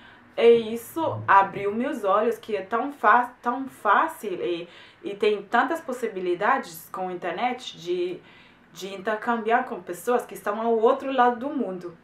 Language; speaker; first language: Portuguese; non-native, fluent; German